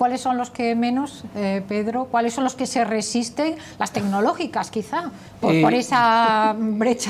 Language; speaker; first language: Spanish; native; Spanish